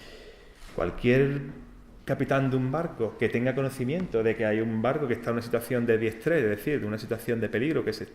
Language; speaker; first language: Spanish; native; Spanish